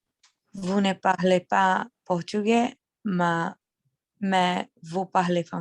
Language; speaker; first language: French; non-native, learner; Portuguese